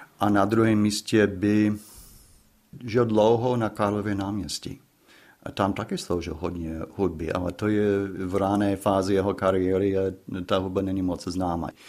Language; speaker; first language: Czech; non-native, fluent; English